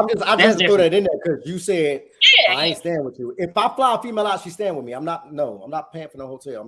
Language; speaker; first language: English; native; English